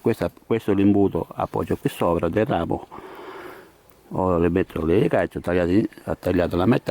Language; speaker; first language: Italian; native; Italian